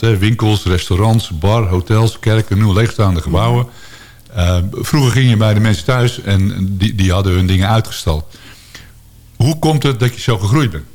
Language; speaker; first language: Dutch; native; Dutch